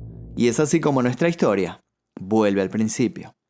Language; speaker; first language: Spanish; native; Spanish